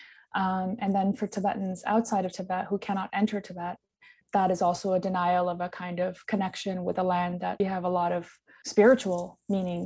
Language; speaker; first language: English; non-native, local second language; Tibetan